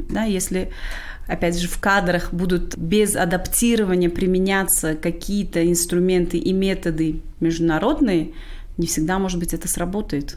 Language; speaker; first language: Russian; non-native, local second language; Tajik